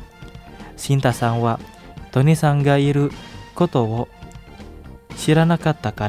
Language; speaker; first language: Japanese; non-native, fluent; Indonesian